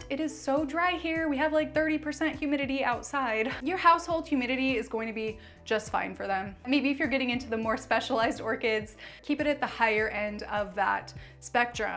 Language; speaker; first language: English; native; English